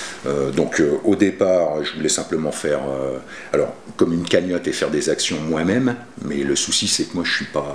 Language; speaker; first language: French; native; French